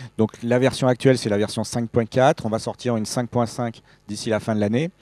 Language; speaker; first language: French; native; French